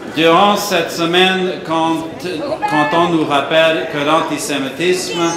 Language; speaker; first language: French; non-native, fluent; English